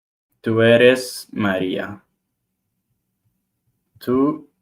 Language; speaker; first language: Spanish; non-native, learner; Arabic